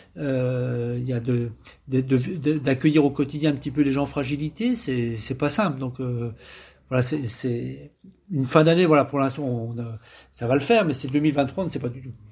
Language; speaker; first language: French; native; French